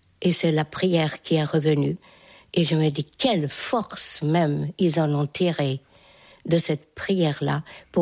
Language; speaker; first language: French; non-native, fluent; Hungarian